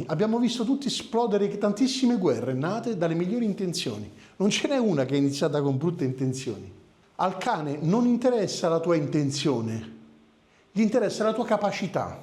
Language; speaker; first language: Italian; native; Italian